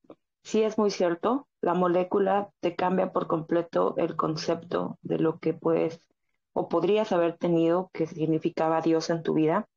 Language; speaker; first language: Spanish; native; Spanish